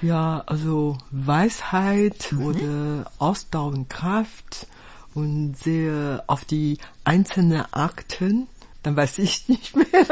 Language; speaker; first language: German; non-native, fluent; Chinese